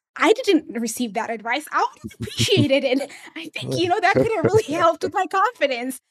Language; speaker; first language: English; early bilingual, other home language; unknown